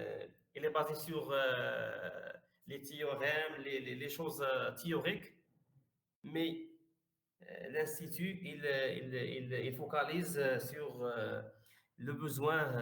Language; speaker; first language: French; non-native, learner; Arabic